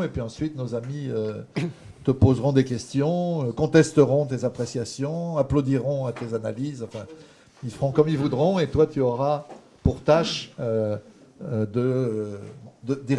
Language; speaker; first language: French; native; French